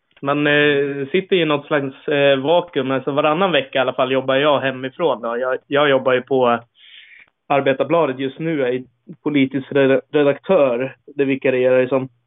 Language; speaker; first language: Swedish; native; Swedish